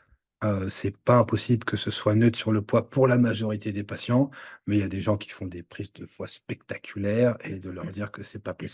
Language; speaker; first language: French; native; French